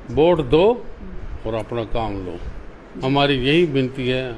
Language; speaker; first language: Hindi; native; Hindi